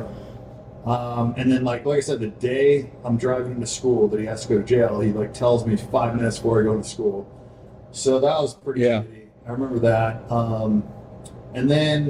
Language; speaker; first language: English; native; English